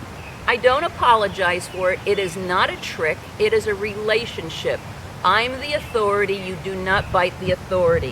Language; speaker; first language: English; native; English